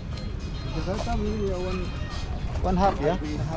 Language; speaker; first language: English; non-native, learner; Indonesian